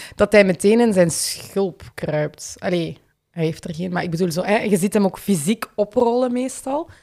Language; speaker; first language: Dutch; native; Dutch